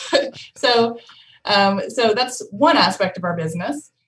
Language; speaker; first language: English; native; English